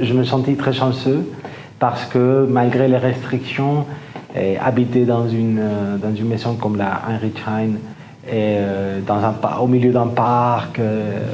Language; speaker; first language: French; non-native, fluent; Spanish